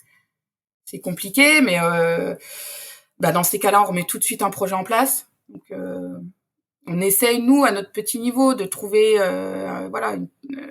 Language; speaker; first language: French; native; French